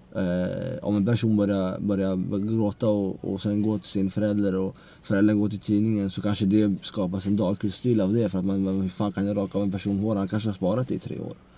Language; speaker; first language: Swedish; early bilingual, other home language; Central Kurdish